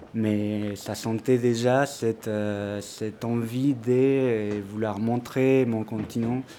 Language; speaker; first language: French; non-native, fluent; Spanish